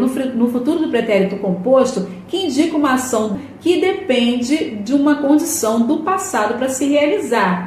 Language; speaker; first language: Portuguese; native; Portuguese